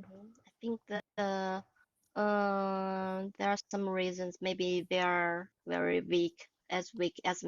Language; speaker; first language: English; non-native, learner; Chinese